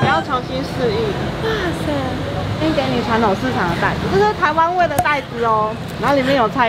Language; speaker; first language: Chinese; native; Chinese